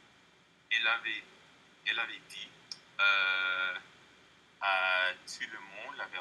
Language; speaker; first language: French; non-native, learner; English